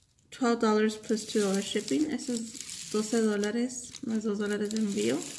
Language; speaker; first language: Spanish; early bilingual, heritage; Spanish